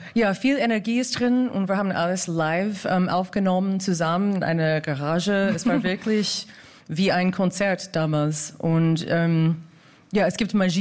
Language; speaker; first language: German; non-native, fluent; English